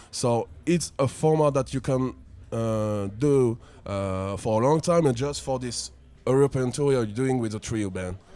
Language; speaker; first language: English; non-native, learner; French